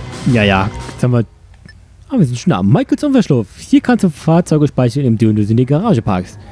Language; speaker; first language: German; native; German